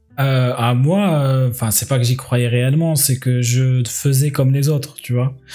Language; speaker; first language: French; non-native, local second language; Kabyle